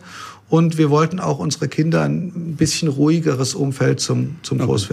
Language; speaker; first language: German; native; German